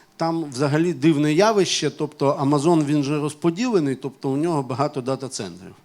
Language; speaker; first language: Ukrainian; non-native, local second language; Russian